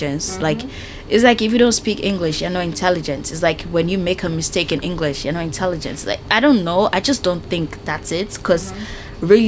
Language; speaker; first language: English; non-native, local second language; Yoruba